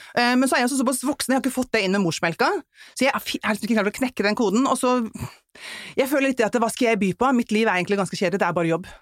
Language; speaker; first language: Norwegian; native; Norwegian